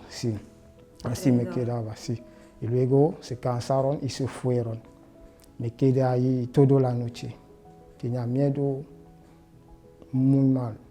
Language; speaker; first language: Spanish; non-native, learner; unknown